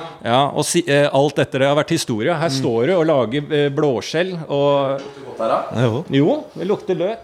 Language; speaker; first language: Norwegian; native; Norwegian